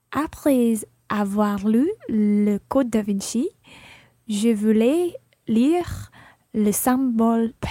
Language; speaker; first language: French; non-native, learner; English